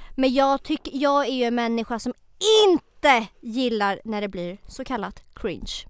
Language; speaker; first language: Swedish; native; Swedish